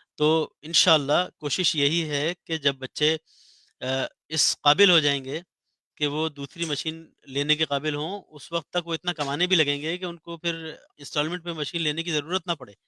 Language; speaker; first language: Urdu; native; Urdu